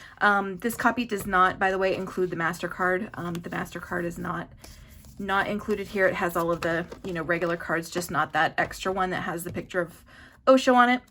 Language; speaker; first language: English; native; English